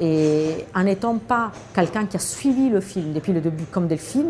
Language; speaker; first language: French; non-native, fluent; Italian